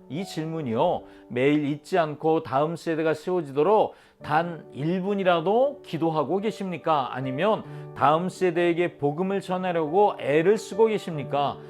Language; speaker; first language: Korean; native; Korean